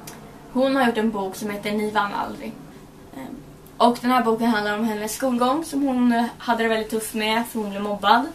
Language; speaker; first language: Swedish; native; Swedish